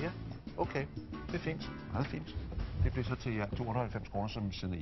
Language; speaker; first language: Danish; native; Danish